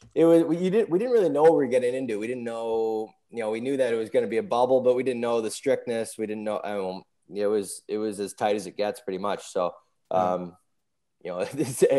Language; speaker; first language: English; native; English